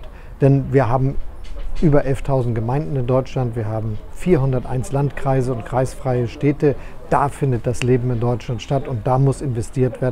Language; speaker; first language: German; native; German